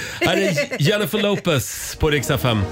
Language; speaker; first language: Swedish; native; Swedish